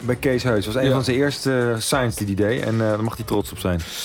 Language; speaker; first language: Dutch; native; Dutch